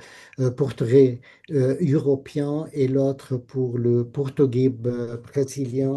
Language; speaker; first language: French; non-native, fluent; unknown